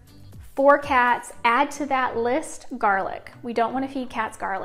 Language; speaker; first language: English; native; English